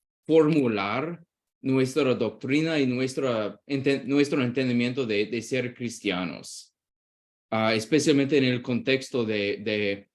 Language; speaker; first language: Spanish; non-native, fluent; English